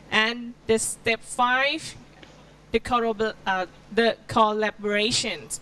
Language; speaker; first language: English; non-native, learner; Thai